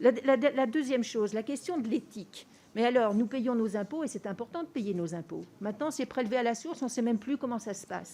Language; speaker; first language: French; native; French